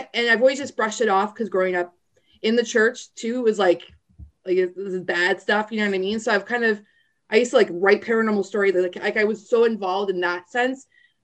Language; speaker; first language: English; native; English